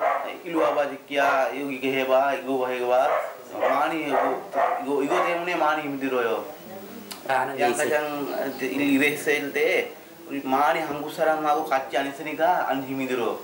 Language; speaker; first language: Korean; non-native, learner; Sinhala